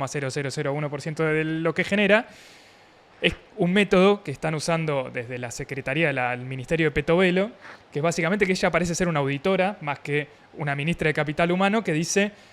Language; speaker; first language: Spanish; native; Spanish